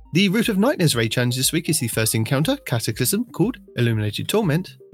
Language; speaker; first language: English; native; English